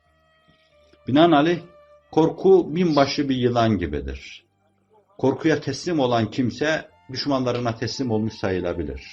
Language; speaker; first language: Turkish; native; Turkish